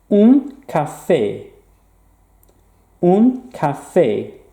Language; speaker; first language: Spanish; non-native, fluent; English